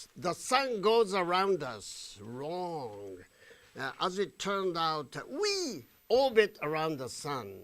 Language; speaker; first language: English; non-native, fluent; Japanese